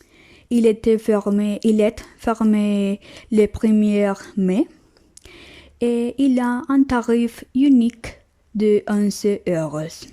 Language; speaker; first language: French; non-native, learner; Spanish